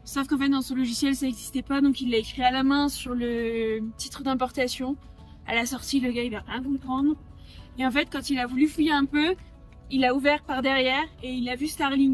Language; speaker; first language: French; native; French